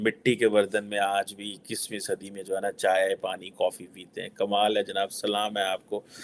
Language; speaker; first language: Urdu; non-native, local second language; Punjabi